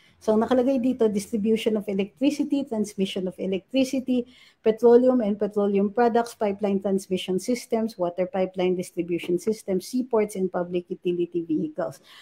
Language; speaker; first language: English; non-native, local second language; Filipino